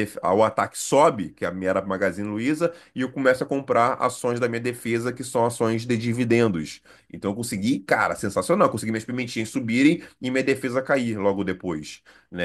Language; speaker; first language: Portuguese; native; Portuguese